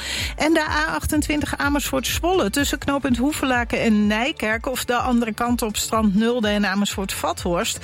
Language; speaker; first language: Dutch; native; Dutch